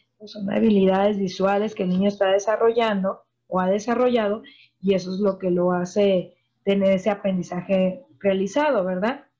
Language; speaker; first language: Spanish; native; Spanish